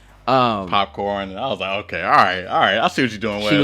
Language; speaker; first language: English; native; English